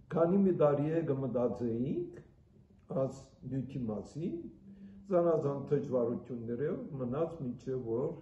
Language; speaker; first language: Armenian; early bilingual, heritage; Armenian